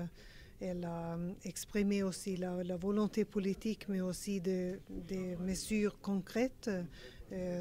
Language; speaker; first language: French; non-native, learner; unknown